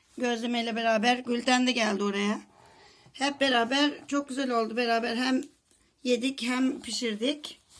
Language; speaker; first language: Turkish; native; Turkish